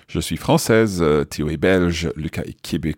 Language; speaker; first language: French; non-native, fluent; English